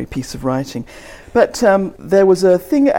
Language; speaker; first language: English; native; English